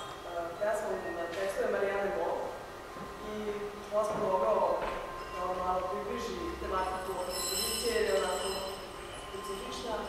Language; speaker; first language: Serbian; native; Serbian